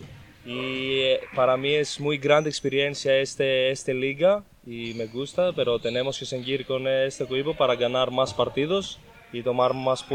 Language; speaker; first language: Spanish; non-native, learner; Greek